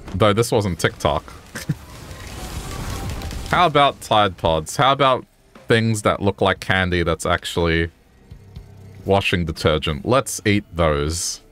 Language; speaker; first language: English; native; English